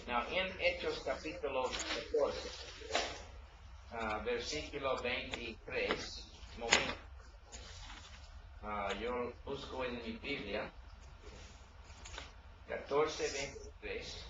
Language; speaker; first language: Spanish; non-native, learner; English